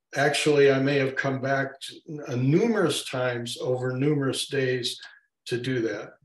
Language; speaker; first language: English; native; English